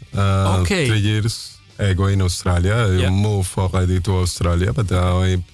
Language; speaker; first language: English; non-native, learner; Spanish